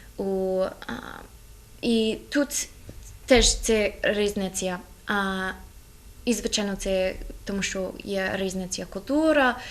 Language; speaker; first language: Ukrainian; non-native, learner; English